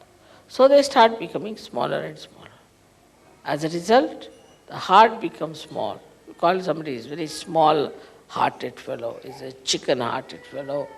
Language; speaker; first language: English; non-native, local second language; Hindi